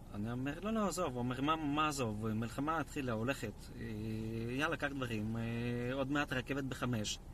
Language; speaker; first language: Hebrew; non-native, fluent; Russian